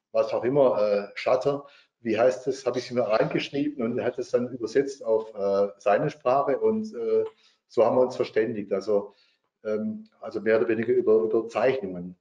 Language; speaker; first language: German; native; German